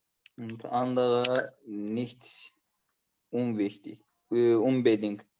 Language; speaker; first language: German; non-native, learner; Azerbaijani